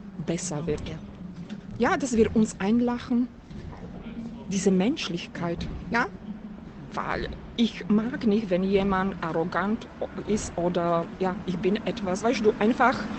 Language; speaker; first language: German; non-native, fluent; Slovak